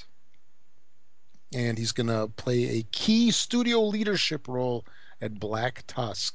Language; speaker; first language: English; native; English